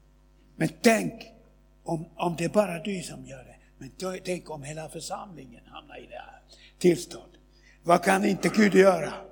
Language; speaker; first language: Swedish; non-native, fluent; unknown